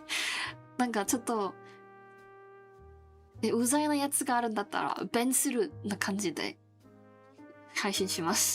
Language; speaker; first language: Japanese; non-native, learner; Korean